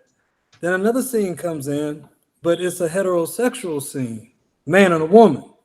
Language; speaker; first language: English; native; English